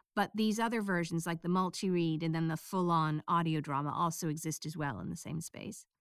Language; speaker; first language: English; native; English